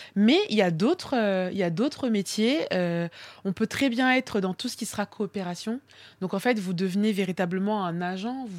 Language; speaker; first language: French; early bilingual, other home language; Swahili